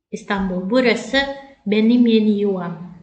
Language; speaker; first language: Turkish; non-native, fluent; Indonesian